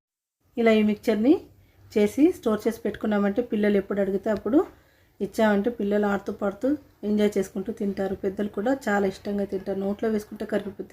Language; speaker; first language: Telugu; native; Telugu